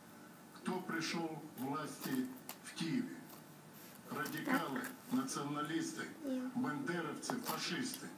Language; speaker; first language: Russian; native; Russian